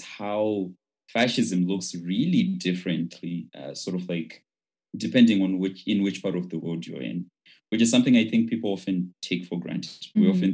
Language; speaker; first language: English; non-native, local second language; Shona